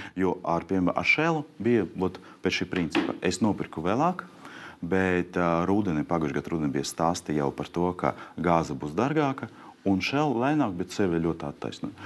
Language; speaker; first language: Latvian; non-native, local second language; Russian